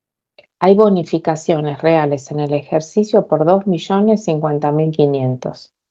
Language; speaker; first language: Spanish; native; Spanish